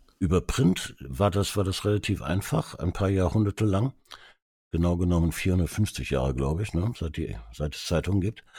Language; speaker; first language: German; early bilingual, other home language; Hungarian